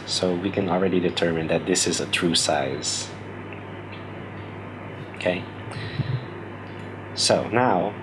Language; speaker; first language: English; native; English